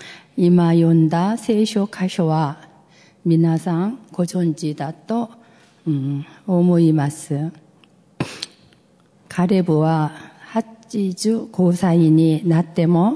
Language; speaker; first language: Japanese; non-native, fluent; Korean